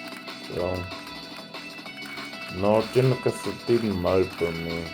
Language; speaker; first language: Spanish; non-native, learner; English